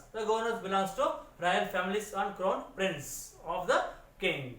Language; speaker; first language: English; non-native, local second language; Kannada